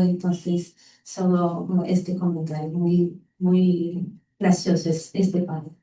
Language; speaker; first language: Spanish; non-native, learner; Portuguese